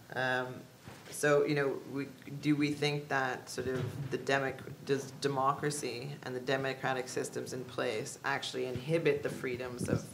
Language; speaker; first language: English; native; English